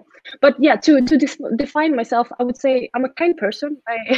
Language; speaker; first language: English; non-native, fluent; Swedish